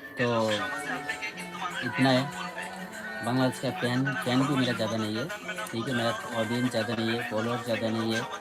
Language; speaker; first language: Hindi; non-native, learner; Bangla